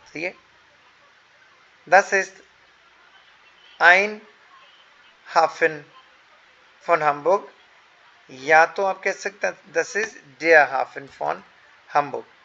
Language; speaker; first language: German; non-native, fluent; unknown